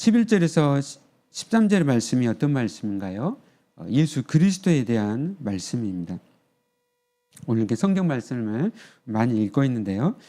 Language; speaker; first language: Korean; native; Korean